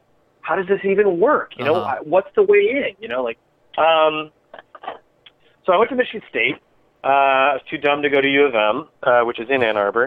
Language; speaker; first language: English; native; English